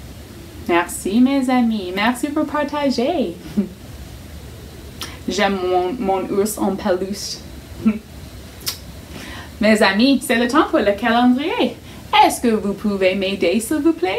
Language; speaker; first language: French; non-native, fluent; English